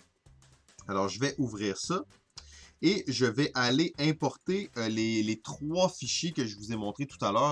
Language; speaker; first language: French; native; French